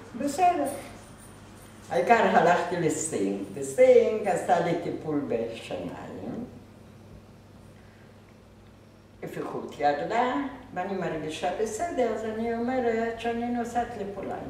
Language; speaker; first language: Hebrew; non-native, fluent; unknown